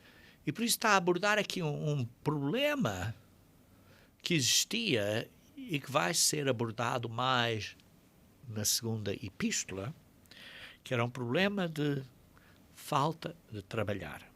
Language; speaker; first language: Portuguese; native; Portuguese